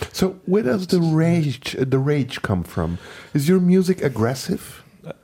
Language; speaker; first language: English; non-native, fluent; Turkish